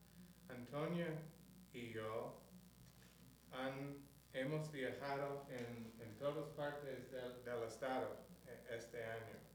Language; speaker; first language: Spanish; non-native, learner; English